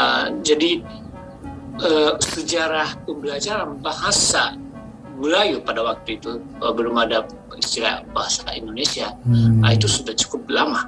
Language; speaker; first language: Indonesian; non-native, fluent; Japanese